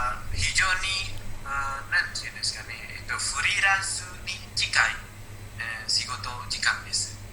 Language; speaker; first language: Japanese; non-native, learner; Indonesian